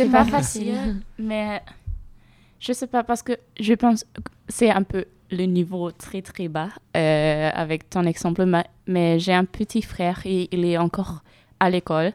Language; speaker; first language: French; non-native, learner; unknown